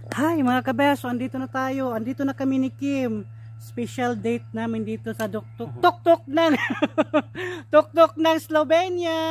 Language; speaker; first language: Filipino; non-native, local second language; Cebuano